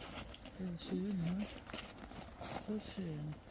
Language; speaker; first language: German; non-native, learner; Italian